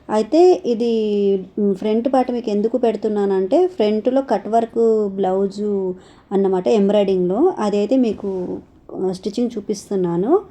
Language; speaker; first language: Telugu; native; Telugu